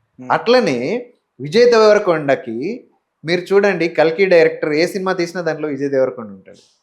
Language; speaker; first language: Telugu; native; Telugu